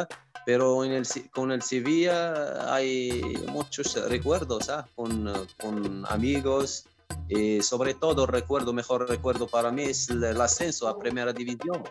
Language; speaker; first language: Spanish; non-native, fluent; Arabic